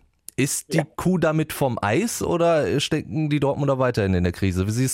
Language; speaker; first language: German; native; German